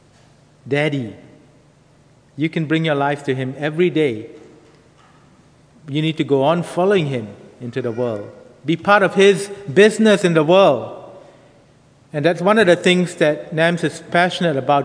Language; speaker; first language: English; native; English